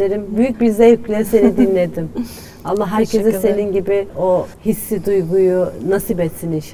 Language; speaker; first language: Turkish; native; Turkish